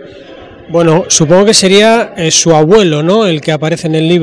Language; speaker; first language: Spanish; native; Spanish